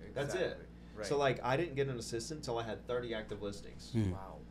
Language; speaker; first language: English; native; English